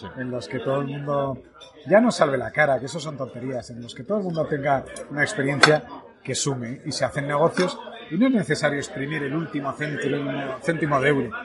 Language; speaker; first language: Spanish; native; Spanish